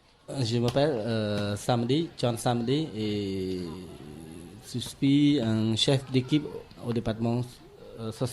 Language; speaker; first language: French; non-native, learner; Khmer